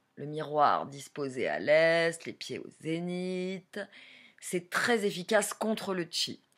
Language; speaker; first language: French; native; French